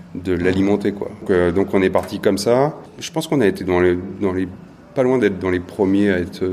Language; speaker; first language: French; native; French